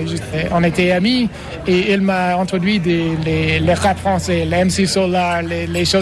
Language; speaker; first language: French; non-native, learner; English